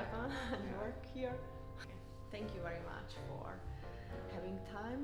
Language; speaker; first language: English; non-native, fluent; Japanese